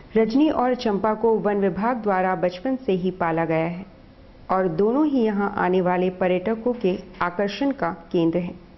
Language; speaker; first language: Hindi; native; Hindi